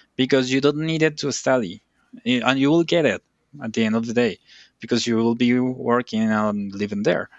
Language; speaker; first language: English; non-native, fluent; Spanish